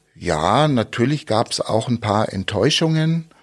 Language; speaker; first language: German; native; German